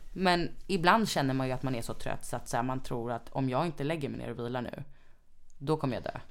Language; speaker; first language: Swedish; native; Swedish